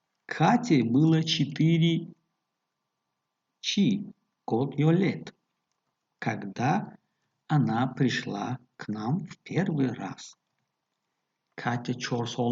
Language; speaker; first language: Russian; non-native, local second language; Tajik